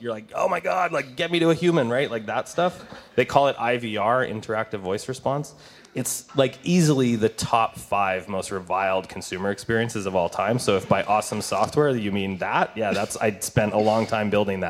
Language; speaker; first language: English; native; English